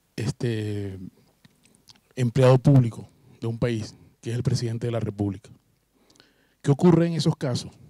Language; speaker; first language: Spanish; native; Spanish